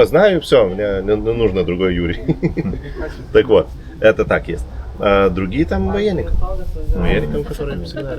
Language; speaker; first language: Russian; non-native, learner; Lithuanian